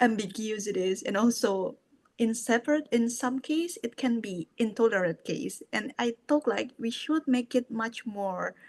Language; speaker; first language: English; non-native, fluent; Indonesian